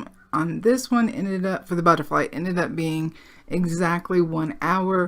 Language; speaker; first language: English; native; English